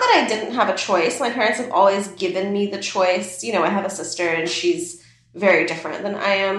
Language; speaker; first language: English; early bilingual, other home language; Persian